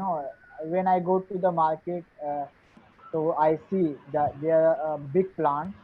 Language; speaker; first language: English; non-native, learner; Hindi